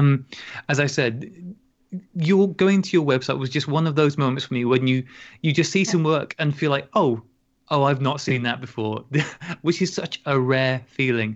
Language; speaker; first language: English; native; English